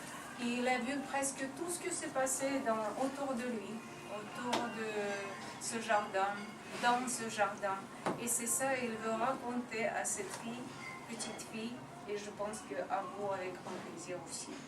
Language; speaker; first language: French; non-native, fluent; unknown